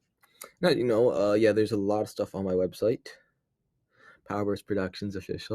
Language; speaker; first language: English; native; English